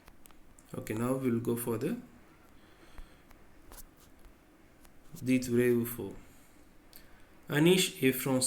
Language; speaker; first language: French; non-native, fluent; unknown